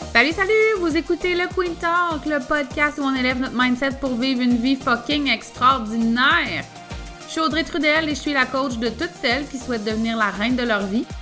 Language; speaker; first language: French; native; French